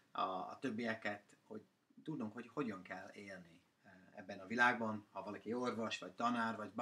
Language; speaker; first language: Hungarian; non-native, fluent; English